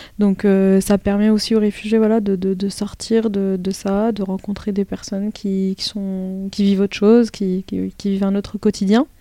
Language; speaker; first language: French; early bilingual, other home language; Arabic